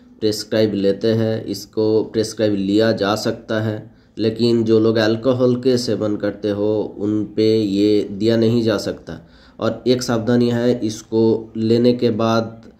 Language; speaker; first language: Hindi; native; Hindi